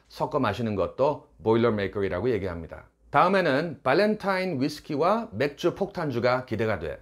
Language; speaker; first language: Korean; native; Korean